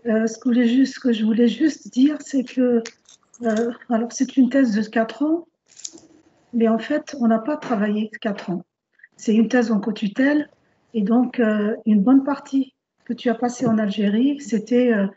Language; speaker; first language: French; native; French